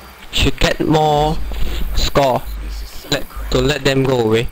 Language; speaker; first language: English; non-native, local second language; Chinese